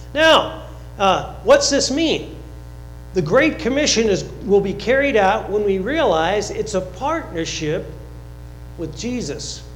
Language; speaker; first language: English; native; English